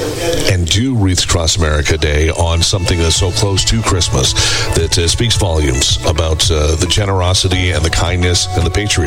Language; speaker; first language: English; native; English